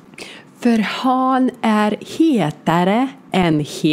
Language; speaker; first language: Swedish; non-native, learner; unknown